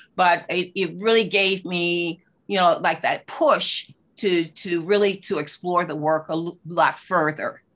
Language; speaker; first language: English; native; English